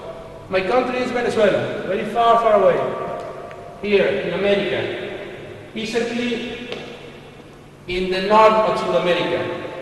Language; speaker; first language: English; non-native, learner; Spanish